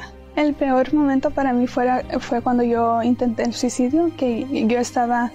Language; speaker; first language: Spanish; early bilingual, heritage; Spanish